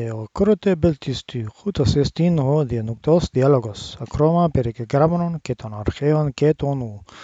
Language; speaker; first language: Greek; non-native, learner; English